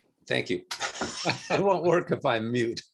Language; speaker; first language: English; native; English